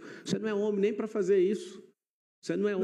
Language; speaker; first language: Portuguese; native; Portuguese